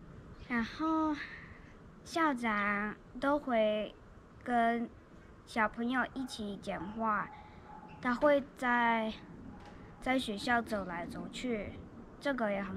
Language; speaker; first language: Chinese; early bilingual, other home language; Russian